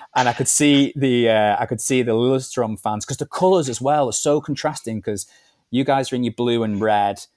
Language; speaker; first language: English; native; English